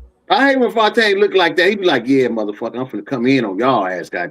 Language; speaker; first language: English; native; English